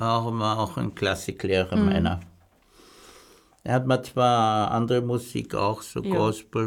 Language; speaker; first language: German; native; German